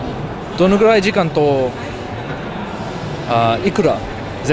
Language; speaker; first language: Japanese; non-native, learner; English